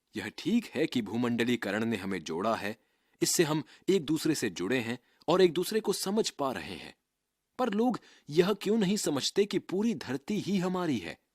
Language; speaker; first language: Hindi; native; Hindi